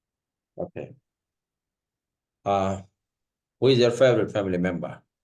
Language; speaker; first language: English; non-native, fluent; Bangla